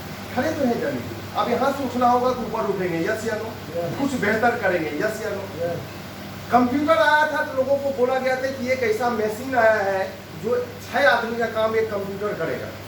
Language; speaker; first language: Hindi; native; Hindi